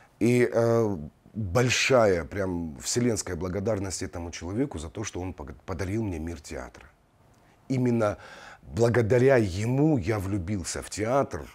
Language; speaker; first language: Russian; non-native, local second language; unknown